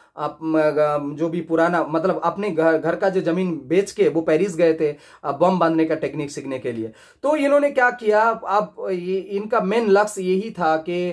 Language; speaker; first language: Hindi; non-native, local second language; Bangla